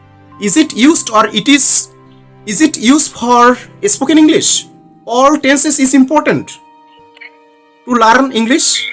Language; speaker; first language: English; non-native, learner; Bangla